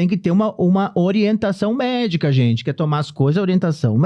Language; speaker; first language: Portuguese; native; Portuguese